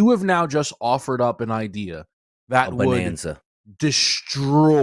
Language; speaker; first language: English; native; English